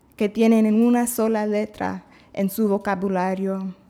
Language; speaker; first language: Spanish; non-native, learner; English